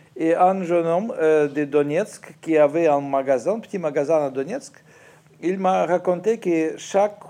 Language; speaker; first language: French; non-native, fluent; Ukrainian